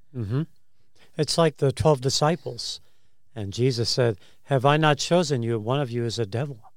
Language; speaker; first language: English; native; English